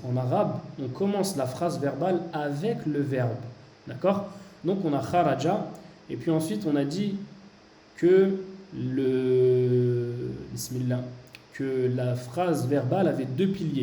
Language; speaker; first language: French; native; French